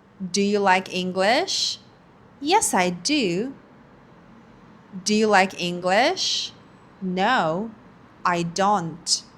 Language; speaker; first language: English; non-native, fluent; Ukrainian